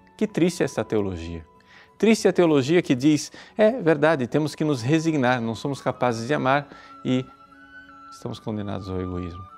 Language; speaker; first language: Portuguese; native; Portuguese